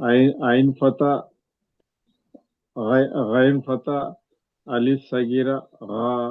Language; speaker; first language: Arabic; non-native, learner; Telugu